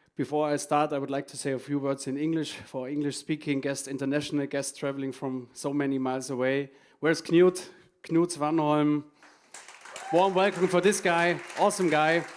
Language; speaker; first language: English; non-native, fluent; German